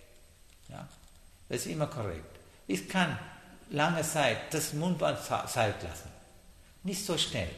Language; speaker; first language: German; non-native, learner; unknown